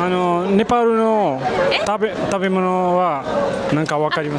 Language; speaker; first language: Japanese; non-native, learner; Nepali